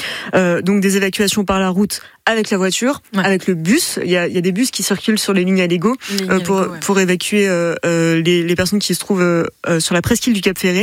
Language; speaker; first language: French; native; French